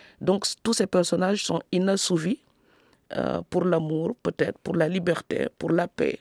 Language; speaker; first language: French; non-native, local second language; Serer